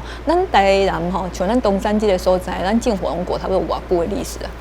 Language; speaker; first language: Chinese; native; Chinese